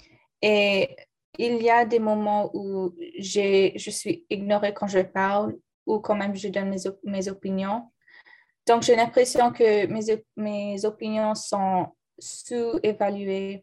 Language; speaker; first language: French; non-native, learner; English